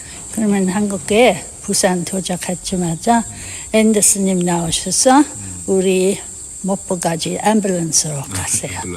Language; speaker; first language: Korean; non-native, learner; English